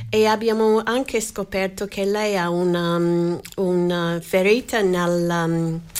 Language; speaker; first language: Italian; non-native, learner; English